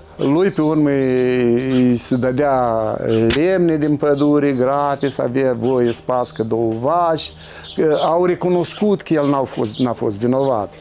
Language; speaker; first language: Romanian; native; Romanian